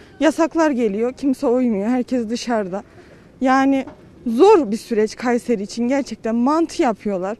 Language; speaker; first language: Turkish; native; Turkish